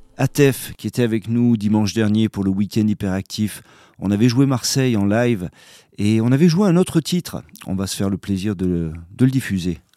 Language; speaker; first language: French; native; French